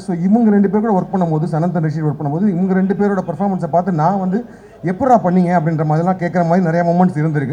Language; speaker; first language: Tamil; native; Tamil